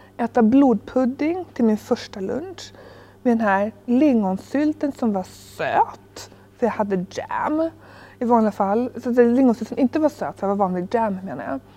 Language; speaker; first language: Swedish; early bilingual, other home language; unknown